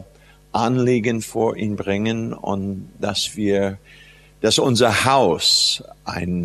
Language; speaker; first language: German; non-native, fluent; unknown